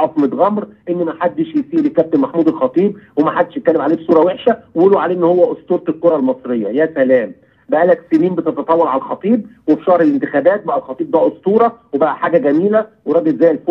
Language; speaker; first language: Arabic; native; Arabic